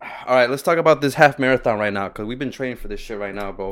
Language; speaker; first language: English; early bilingual, other home language; Spanish